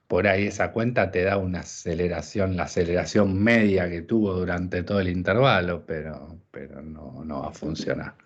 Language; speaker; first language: Spanish; native; Spanish